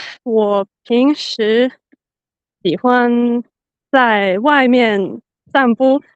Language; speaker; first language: Chinese; non-native, learner; Finnish